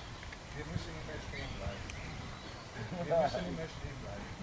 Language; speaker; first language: German; non-native, learner; Hungarian